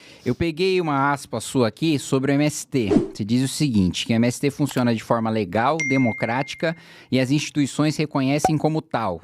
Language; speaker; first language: Portuguese; native; Portuguese